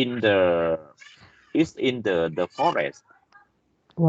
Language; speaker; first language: English; non-native, learner; Vietnamese